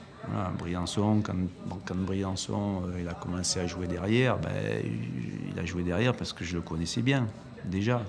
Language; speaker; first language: French; native; French